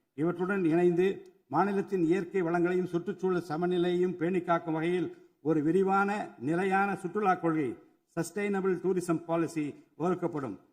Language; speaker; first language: Tamil; native; Tamil